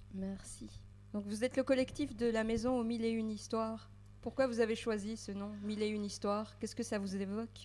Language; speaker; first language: French; native; French